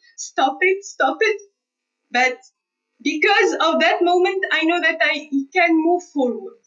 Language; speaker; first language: English; non-native, fluent; Arabic